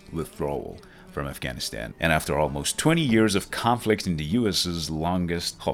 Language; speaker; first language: English; non-native, fluent; Persian